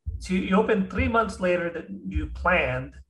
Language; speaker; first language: English; non-native, local second language; Filipino